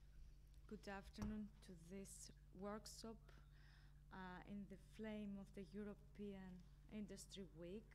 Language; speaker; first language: English; non-native, fluent; Greek